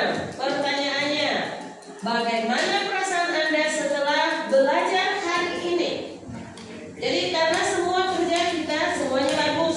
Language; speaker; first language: Indonesian; native; Indonesian